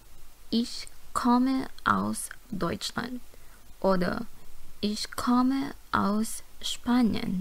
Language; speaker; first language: German; non-native, fluent; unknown